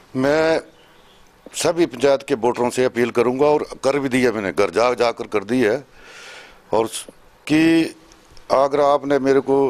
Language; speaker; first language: Hindi; native; Hindi